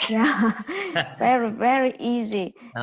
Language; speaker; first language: English; non-native, learner; Vietnamese